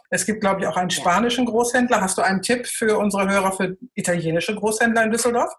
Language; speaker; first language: German; native; German